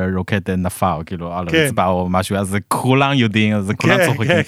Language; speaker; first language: Hebrew; non-native, fluent; Chinese